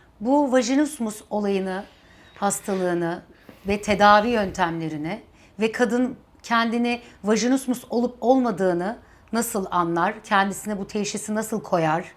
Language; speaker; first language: Turkish; native; Turkish